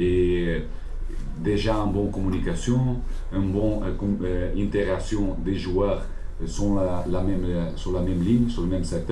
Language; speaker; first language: French; non-native, learner; Portuguese